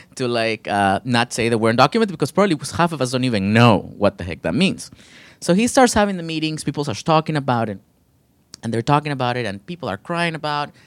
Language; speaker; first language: English; early bilingual, other home language; Spanish